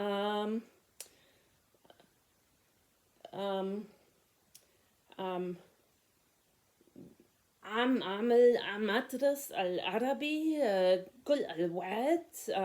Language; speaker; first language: Arabic; non-native, learner; German